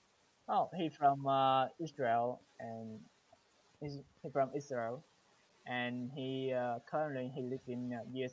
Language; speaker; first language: English; non-native, learner; Vietnamese